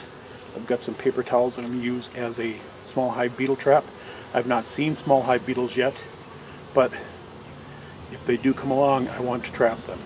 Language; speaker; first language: English; native; English